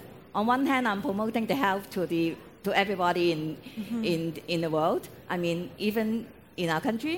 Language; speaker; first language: English; non-native, local second language; Cantonese